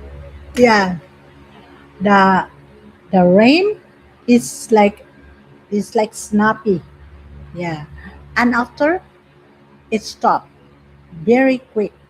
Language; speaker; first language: English; non-native, local second language; Filipino